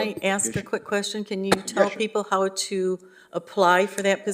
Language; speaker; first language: English; native; English